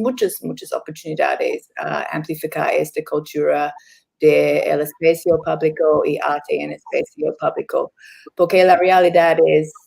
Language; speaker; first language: Spanish; non-native, learner; English